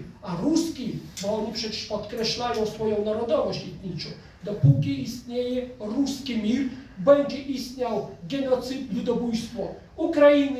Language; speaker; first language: Polish; non-native, fluent; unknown